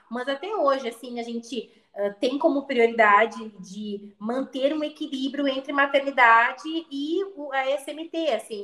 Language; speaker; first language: Portuguese; native; Portuguese